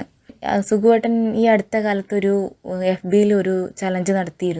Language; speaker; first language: Malayalam; native; Malayalam